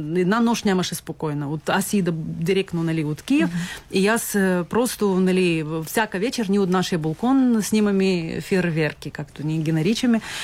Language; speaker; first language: Bulgarian; early bilingual, heritage; Bulgarian